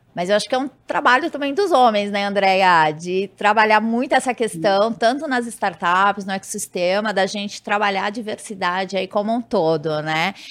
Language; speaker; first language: Portuguese; native; Portuguese